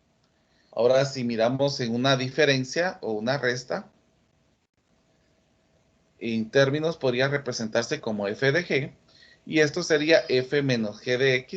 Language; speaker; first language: Spanish; native; Spanish